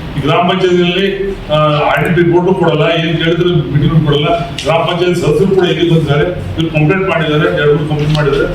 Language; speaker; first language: Kannada; non-native, local second language; Lambadi